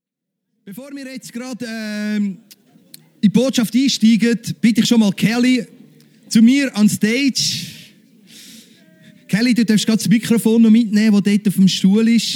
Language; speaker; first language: German; native; German